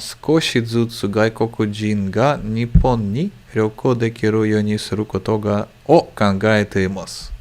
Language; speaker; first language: Japanese; non-native, learner; English